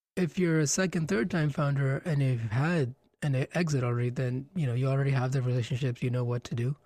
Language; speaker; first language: English; non-native, local second language; Hindi